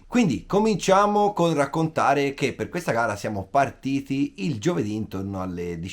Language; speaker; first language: Italian; native; Italian